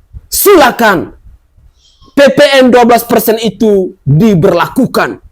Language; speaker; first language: Indonesian; native; Indonesian